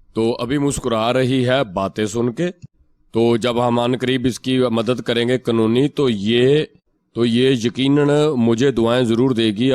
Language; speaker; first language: Urdu; non-native, local second language; Punjabi